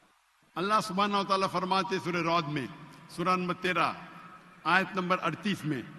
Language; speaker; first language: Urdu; non-native, local second language; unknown